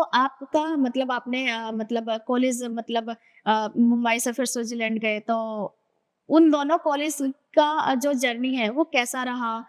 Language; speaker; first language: Hindi; native; Hindi